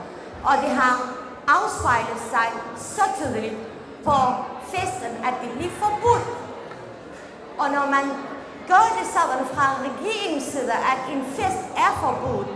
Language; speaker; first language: Danish; non-native, fluent; Central Kurdish